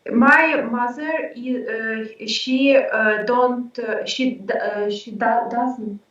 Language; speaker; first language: English; non-native, learner; Ukrainian